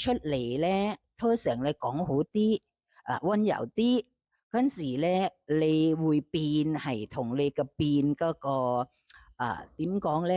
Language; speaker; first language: Cantonese; non-native, fluent; Thai